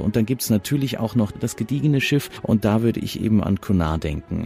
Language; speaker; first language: German; native; German